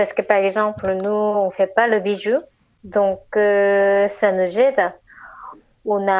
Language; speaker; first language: French; non-native, learner; Korean